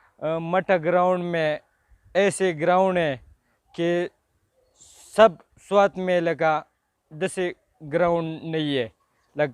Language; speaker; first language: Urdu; non-native, local second language; Pashto